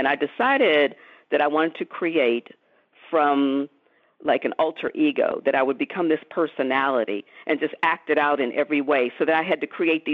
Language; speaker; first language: English; native; English